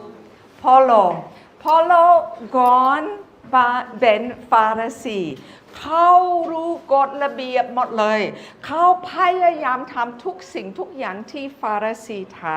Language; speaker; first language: Thai; non-native, fluent; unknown